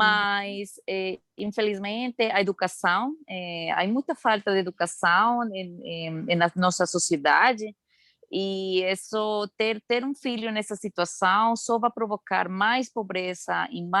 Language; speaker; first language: Portuguese; non-native, learner; Spanish